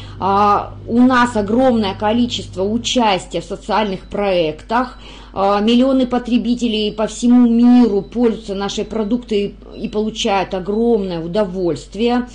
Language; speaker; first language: Russian; native; Russian